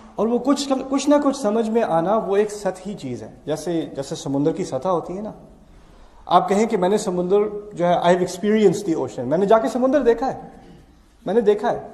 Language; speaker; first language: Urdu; early bilingual, heritage; Urdu